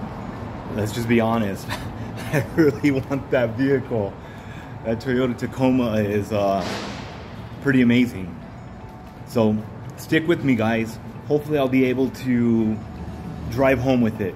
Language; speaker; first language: English; native; English